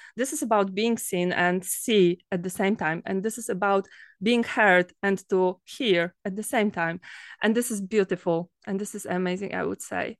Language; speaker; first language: English; non-native, fluent; Polish